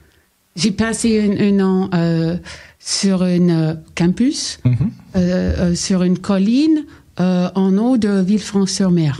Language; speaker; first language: French; non-native, learner; English